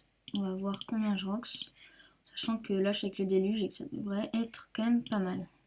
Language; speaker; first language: French; native; French